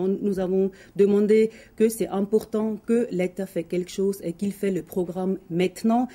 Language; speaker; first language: French; non-native, local second language; German